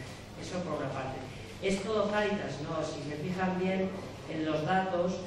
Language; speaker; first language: Spanish; native; Spanish